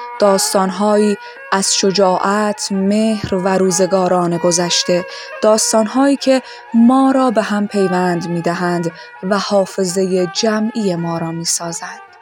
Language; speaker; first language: Persian; non-native, local second language; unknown